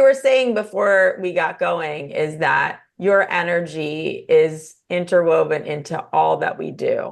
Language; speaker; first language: English; native; English